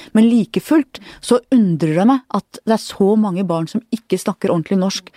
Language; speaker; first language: Norwegian; native; Norwegian